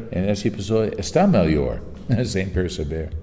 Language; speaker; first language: Portuguese; non-native, fluent; English